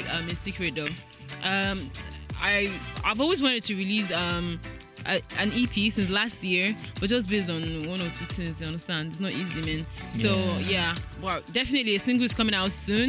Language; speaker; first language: English; non-native, local second language; Yoruba